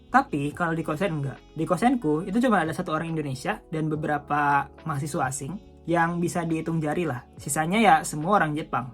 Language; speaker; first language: Indonesian; native; Indonesian